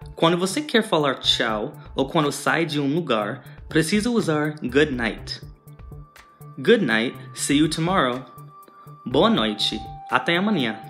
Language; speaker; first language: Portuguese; non-native, fluent; English